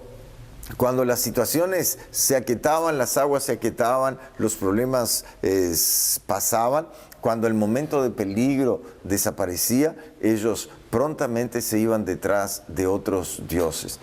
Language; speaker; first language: Spanish; native; Spanish